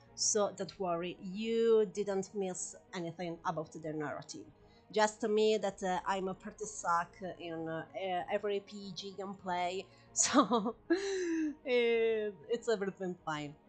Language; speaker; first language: English; non-native, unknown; Italian